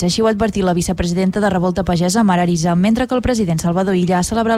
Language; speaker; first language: Catalan; native; Catalan